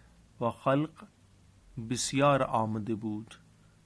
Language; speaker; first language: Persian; non-native, fluent; Urdu